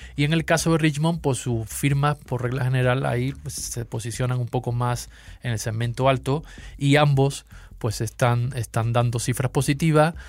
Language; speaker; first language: Spanish; native; Spanish